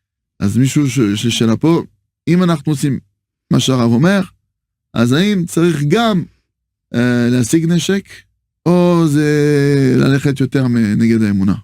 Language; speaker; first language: Hebrew; non-native, fluent; French